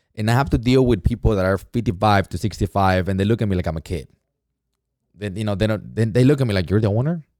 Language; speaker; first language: English; non-native, fluent; Spanish